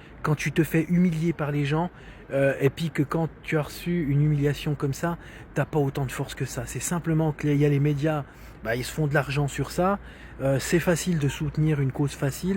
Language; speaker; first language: French; native; French